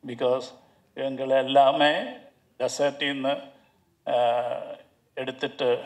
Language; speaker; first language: Tamil; non-native, learner; Malayalam